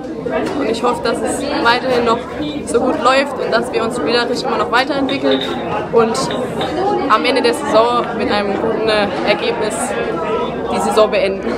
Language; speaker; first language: German; native; German